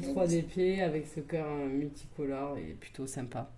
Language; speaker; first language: French; native; French